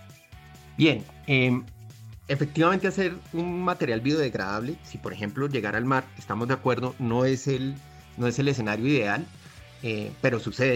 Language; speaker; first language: Spanish; native; Spanish